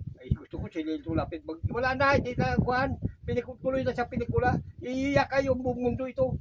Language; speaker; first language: Filipino; non-native, local second language; Hiligaynon